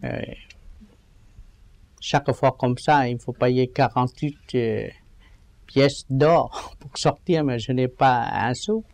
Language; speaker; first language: French; non-native, learner; Vietnamese